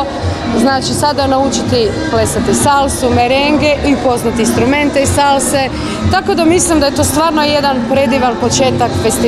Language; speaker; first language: Croatian; native; Croatian